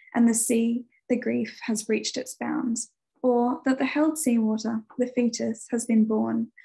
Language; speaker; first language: English; native; English